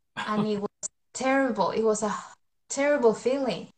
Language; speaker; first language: English; non-native, fluent; Spanish